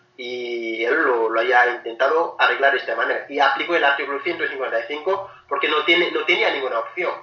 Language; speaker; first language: Spanish; non-native, fluent; Wolof